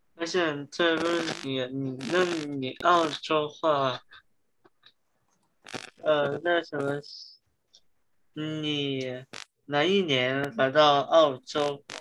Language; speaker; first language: Chinese; early bilingual, heritage; Chinese